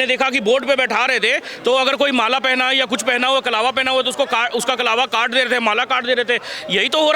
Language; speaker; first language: Hindi; native; Hindi